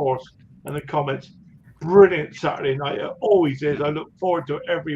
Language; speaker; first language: English; native; English